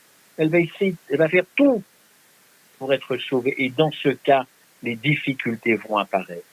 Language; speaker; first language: French; native; French